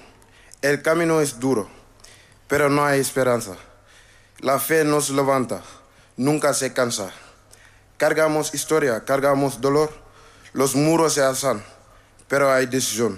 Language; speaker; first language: Spanish; non-native, learner; Wolof